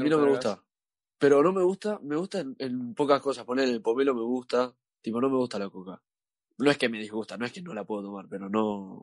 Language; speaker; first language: Spanish; native; Spanish